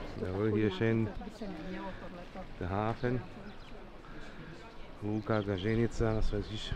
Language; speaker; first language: German; native; German